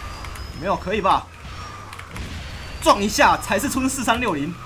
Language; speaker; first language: Chinese; native; Chinese